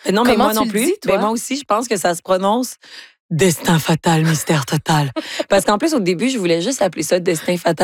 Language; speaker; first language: French; native; French